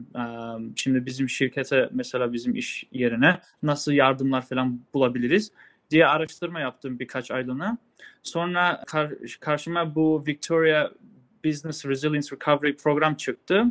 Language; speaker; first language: Turkish; early bilingual, other home language; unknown